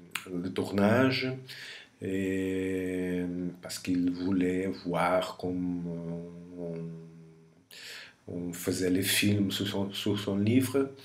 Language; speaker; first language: French; non-native, fluent; Portuguese